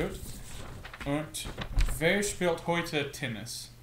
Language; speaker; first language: German; non-native, learner; English